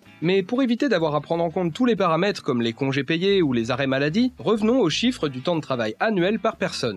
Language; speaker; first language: French; native; French